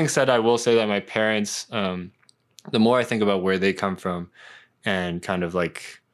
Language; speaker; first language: English; non-native, local second language; Cantonese